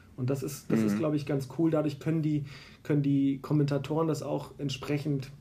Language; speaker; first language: German; native; German